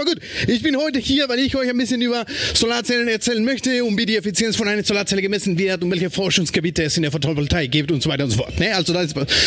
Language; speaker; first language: German; non-native, fluent; Spanish